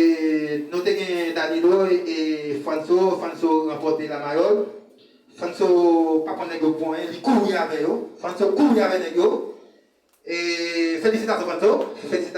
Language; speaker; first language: French; non-native, learner; Haitian Creole